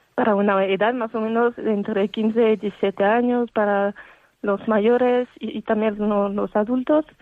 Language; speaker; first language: Spanish; non-native, fluent; French